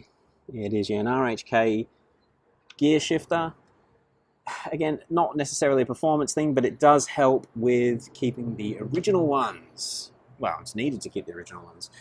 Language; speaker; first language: English; native; English